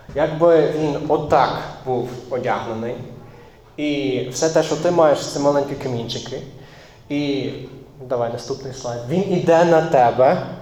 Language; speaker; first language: Ukrainian; non-native, fluent; English